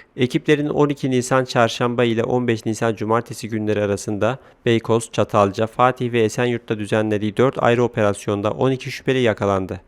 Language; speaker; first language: Turkish; native; Turkish